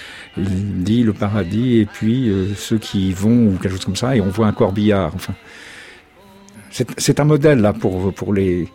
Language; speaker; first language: French; native; French